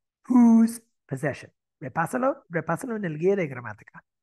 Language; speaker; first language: Spanish; non-native, fluent; English